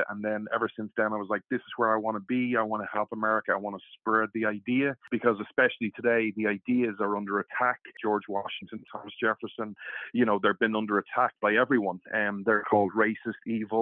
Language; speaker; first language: English; native; English